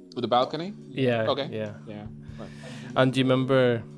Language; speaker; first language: English; native; English